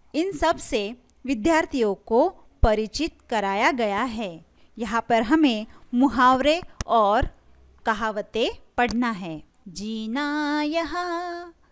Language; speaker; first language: Hindi; non-native, local second language; Marathi